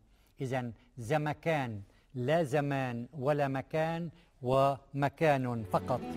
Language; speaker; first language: Arabic; native; Arabic